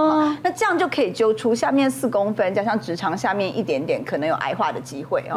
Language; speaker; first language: Chinese; native; Chinese